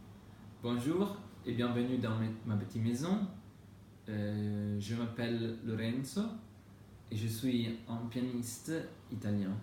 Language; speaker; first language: French; non-native, learner; Italian